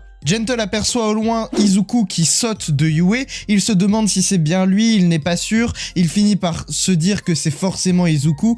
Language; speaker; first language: French; native; French